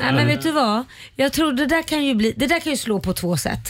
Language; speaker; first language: Swedish; native; Swedish